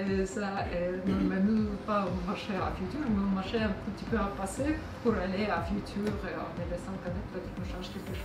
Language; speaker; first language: French; non-native, learner; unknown